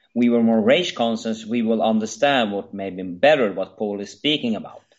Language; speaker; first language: English; non-native, fluent; Swedish